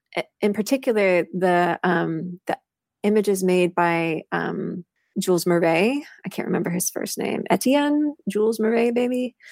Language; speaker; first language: English; native; English